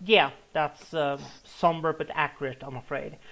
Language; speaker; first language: English; non-native, fluent; Swedish